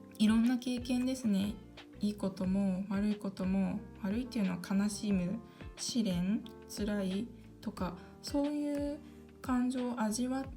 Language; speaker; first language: Japanese; early bilingual, other home language; Korean